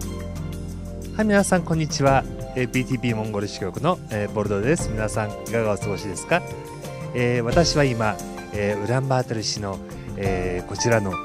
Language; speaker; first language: Japanese; non-native, fluent; Mongolian